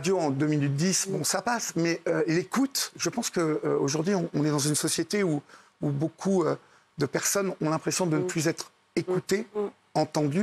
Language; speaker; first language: French; native; French